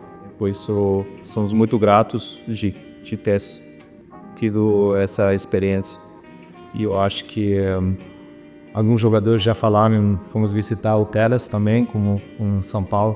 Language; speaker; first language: Portuguese; non-native, fluent; German